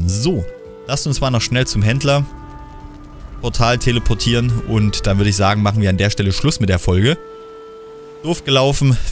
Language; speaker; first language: German; native; German